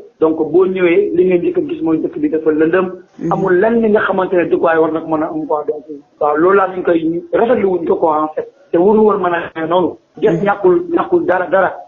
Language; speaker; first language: Wolof; native; Wolof